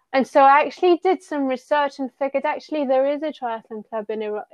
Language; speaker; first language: English; early bilingual, other home language; Persian